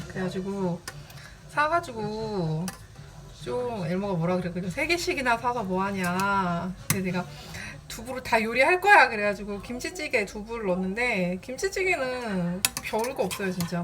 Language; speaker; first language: Korean; native; Korean